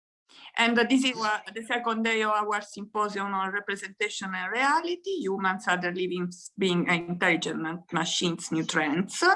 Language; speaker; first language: English; non-native, fluent; Italian